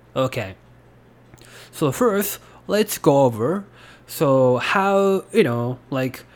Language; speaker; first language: English; non-native, fluent; Japanese